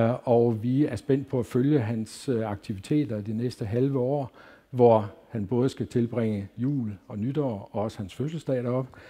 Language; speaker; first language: Danish; native; Danish